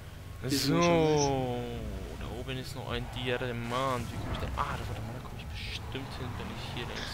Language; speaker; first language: German; native; German